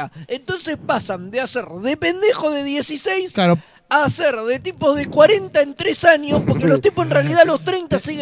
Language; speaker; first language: Spanish; native; Spanish